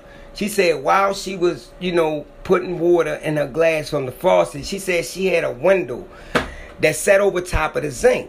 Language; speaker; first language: English; native; English